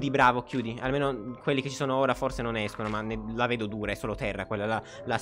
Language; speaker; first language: Italian; native; Italian